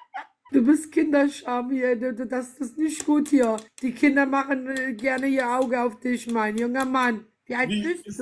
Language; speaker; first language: German; native; German